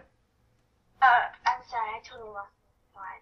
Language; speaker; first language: English; native; English